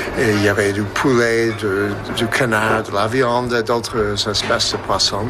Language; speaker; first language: French; non-native, fluent; English